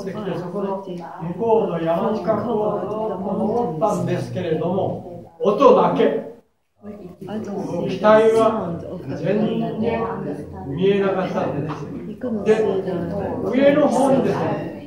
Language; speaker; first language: Japanese; native; Japanese